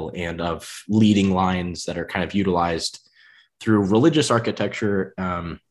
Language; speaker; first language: English; native; English